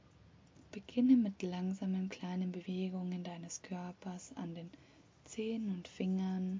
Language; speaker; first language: German; native; German